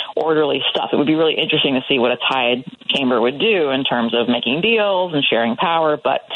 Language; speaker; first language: English; native; English